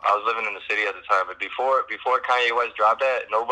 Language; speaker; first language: English; native; English